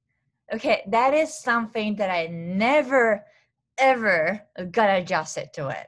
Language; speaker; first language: English; non-native, fluent; Italian